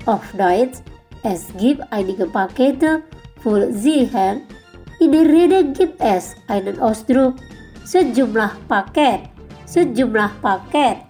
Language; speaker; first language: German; non-native, fluent; Indonesian